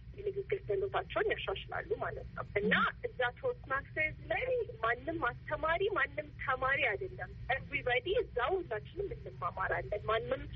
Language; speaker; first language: Amharic; native; Amharic